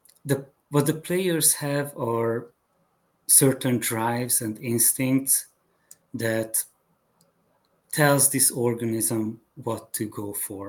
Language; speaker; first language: English; non-native, fluent; Hungarian